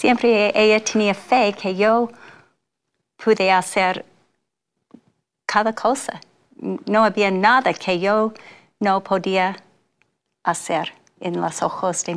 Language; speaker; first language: Spanish; non-native, fluent; English